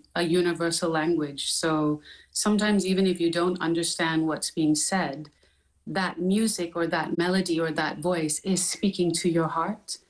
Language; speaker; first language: English; native; English